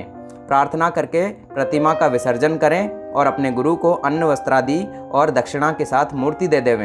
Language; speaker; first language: Hindi; native; Hindi